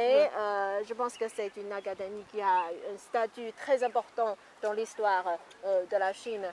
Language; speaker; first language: French; non-native, fluent; Chinese